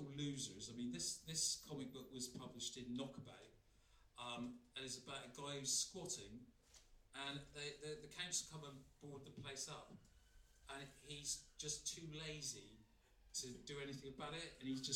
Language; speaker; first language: English; native; English